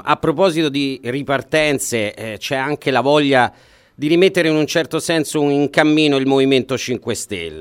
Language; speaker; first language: Italian; native; Italian